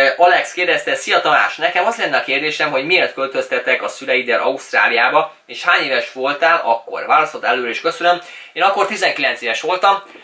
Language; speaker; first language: Hungarian; early bilingual, other home language; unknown